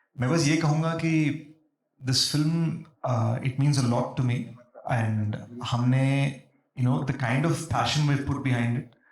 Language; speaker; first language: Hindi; non-native, fluent; Telugu